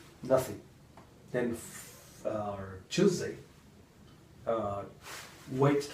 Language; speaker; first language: English; non-native, learner; Japanese